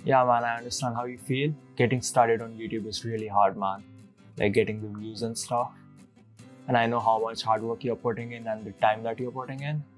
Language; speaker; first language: English; native; English